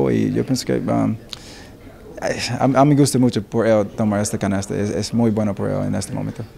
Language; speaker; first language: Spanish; non-native, learner; English